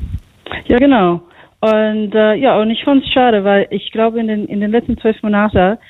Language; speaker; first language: German; non-native, fluent; English